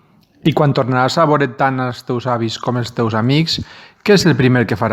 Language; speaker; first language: Catalan; native; Catalan